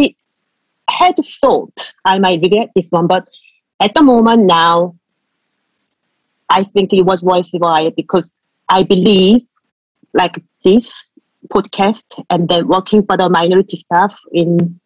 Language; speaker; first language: English; non-native, fluent; Korean